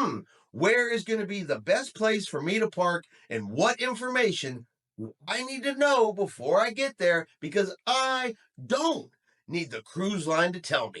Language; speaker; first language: English; native; English